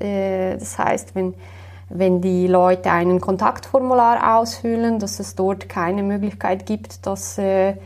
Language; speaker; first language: German; non-native, fluent; Slovenian